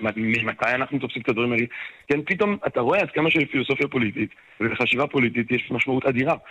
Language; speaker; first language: Hebrew; non-native, fluent; French